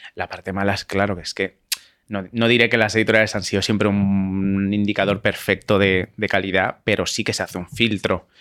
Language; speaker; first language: Spanish; native; Spanish